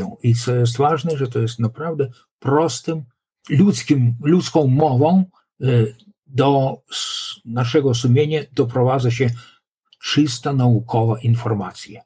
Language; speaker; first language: Polish; non-native, local second language; Lithuanian